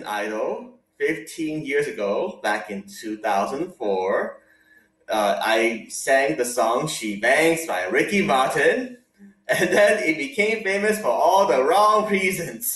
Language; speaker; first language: English; non-native, local second language; Cantonese